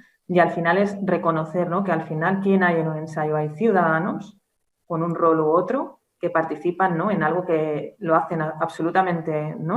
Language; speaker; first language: Spanish; native; Spanish